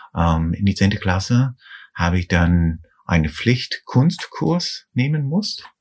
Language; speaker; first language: German; non-native, fluent; English